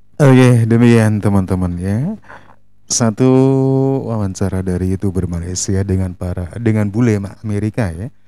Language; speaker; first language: Indonesian; native; Indonesian